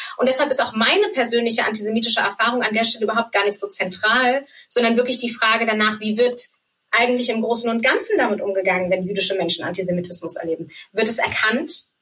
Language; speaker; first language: German; native; German